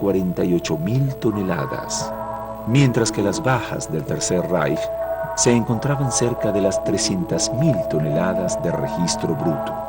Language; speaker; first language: Spanish; native; Spanish